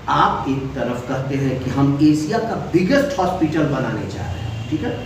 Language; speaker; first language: Hindi; native; Hindi